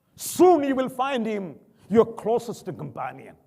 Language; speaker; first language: English; non-native, local second language; Malayalam